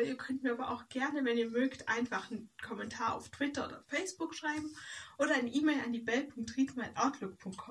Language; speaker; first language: German; native; German